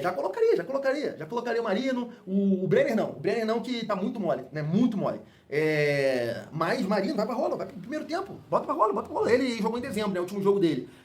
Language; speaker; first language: Portuguese; native; Portuguese